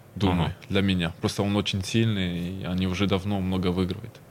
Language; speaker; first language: Russian; early bilingual, heritage; Russian